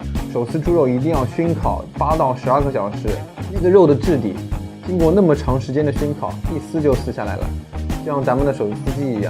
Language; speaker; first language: Chinese; native; Chinese